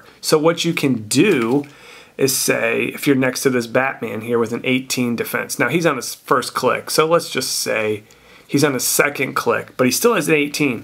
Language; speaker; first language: English; native; English